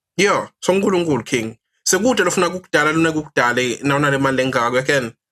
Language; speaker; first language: Zulu; non-native, local second language; Swati